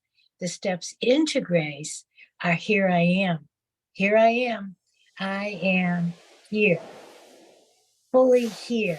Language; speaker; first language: English; native; English